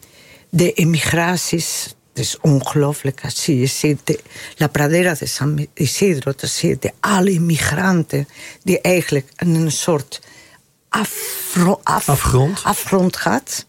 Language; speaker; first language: Dutch; non-native, fluent; Spanish